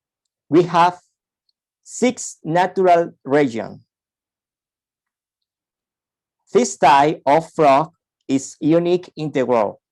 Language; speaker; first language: English; non-native, fluent; Spanish